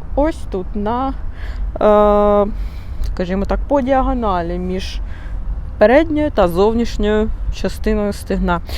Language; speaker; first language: Ukrainian; non-native, local second language; Russian